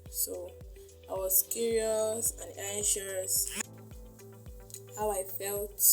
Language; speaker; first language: English; non-native, local second language; Igbo